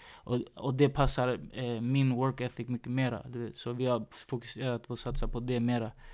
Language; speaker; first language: Swedish; early bilingual, other home language; Spanish